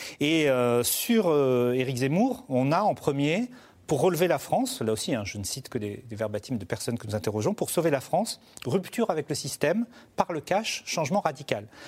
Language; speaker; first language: French; native; French